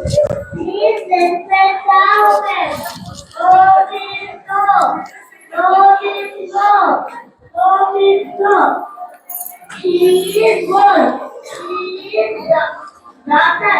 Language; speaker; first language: English; non-native, local second language; Telugu